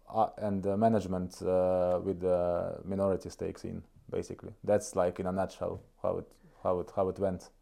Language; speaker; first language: English; non-native, fluent; Estonian